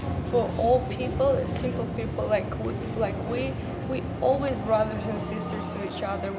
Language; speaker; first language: English; non-native, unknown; Russian